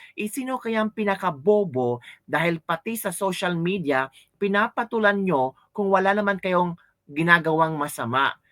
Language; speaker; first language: Filipino; non-native, local second language; Cebuano